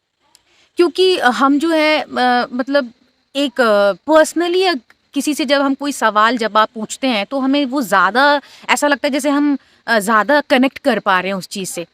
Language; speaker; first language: Hindi; native; Hindi